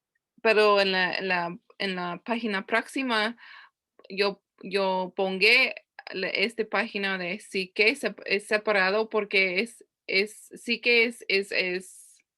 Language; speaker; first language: Spanish; non-native, learner; English